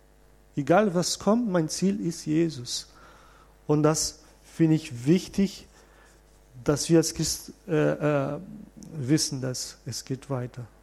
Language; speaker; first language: German; non-native, fluent; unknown